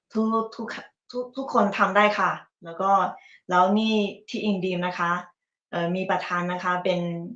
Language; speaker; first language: Thai; early bilingual, other home language; Chinese